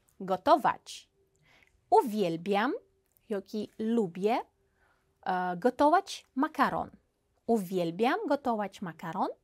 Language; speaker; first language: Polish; non-native, fluent; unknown